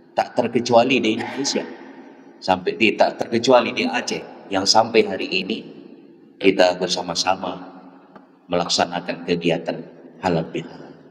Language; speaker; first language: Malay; non-native, local second language; Achinese